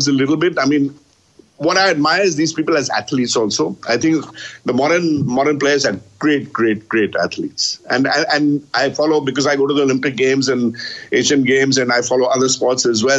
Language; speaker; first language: English; non-native, local second language; Bangla